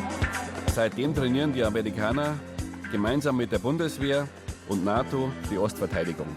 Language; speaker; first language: German; native; German